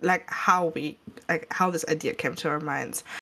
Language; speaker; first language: English; non-native, fluent; German